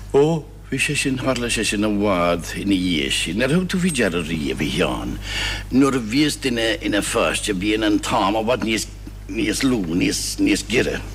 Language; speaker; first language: Irish; non-native, fluent; English